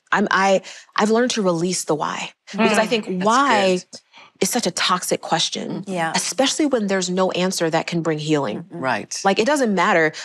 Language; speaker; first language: English; native; English